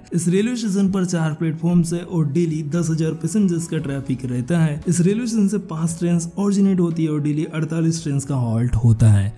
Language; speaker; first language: Hindi; non-native, local second language; Marathi